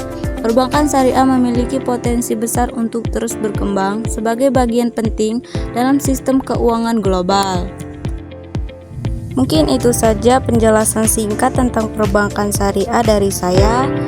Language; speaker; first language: Indonesian; native; Indonesian